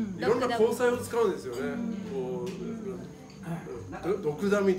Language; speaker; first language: Japanese; native; Japanese